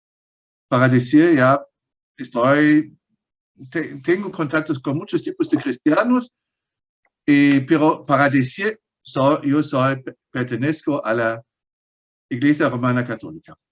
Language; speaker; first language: Spanish; non-native, fluent; German